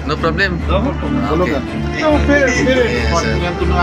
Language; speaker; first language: English; non-native, learner; Filipino